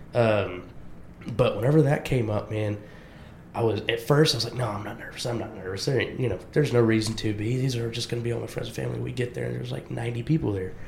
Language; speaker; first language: English; native; English